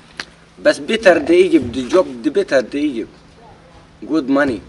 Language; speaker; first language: English; non-native, learner; Arabic